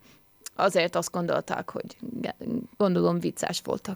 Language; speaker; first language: Hungarian; early bilingual, heritage; English